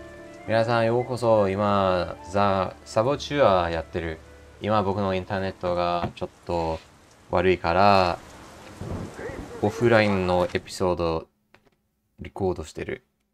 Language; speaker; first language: Japanese; non-native, learner; English